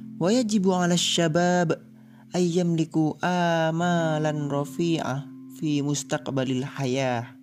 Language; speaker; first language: Arabic; non-native, learner; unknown